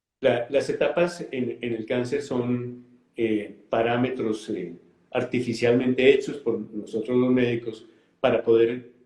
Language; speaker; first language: Spanish; native; Spanish